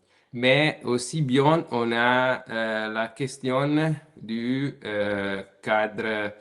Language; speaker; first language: French; non-native, learner; Italian